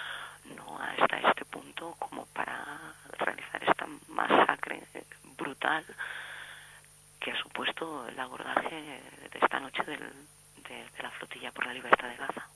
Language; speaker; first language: Spanish; native; Spanish